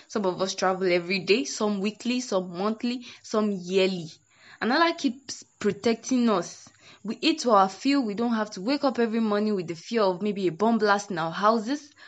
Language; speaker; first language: English; non-native, local second language; Yoruba